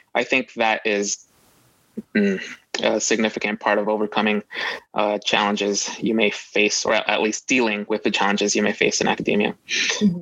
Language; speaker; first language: English; native; English